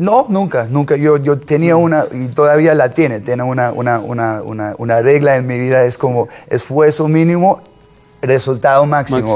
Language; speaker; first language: Spanish; non-native, fluent; German